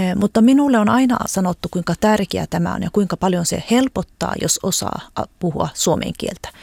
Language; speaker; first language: Finnish; early bilingual, heritage; Finnish